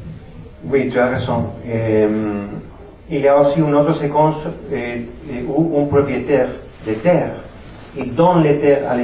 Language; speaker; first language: French; non-native, fluent; Spanish